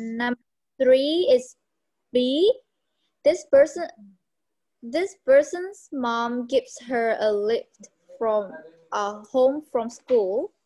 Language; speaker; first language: English; non-native, learner; Vietnamese